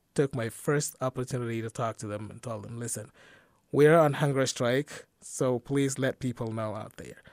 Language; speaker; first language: English; non-native, fluent; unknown